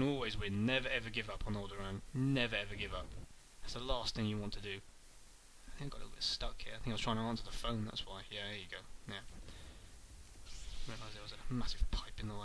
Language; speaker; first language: English; native; English